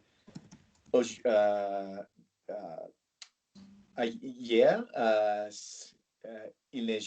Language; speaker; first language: French; non-native, learner; English